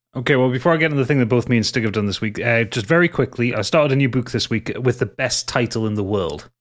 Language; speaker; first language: English; native; English